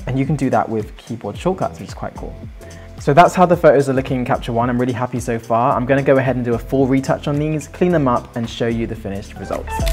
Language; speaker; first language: English; native; English